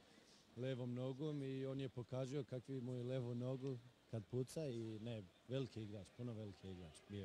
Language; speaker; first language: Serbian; early bilingual, heritage; Swedish